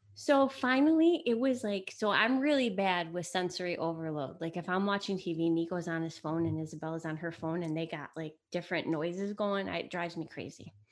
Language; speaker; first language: English; early bilingual, other home language; Italian